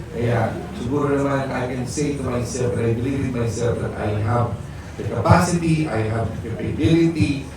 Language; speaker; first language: English; non-native, local second language; Filipino